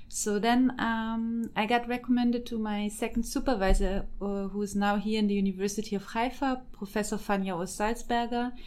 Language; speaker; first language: English; non-native, fluent; German